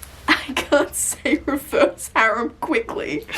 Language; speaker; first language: English; native; English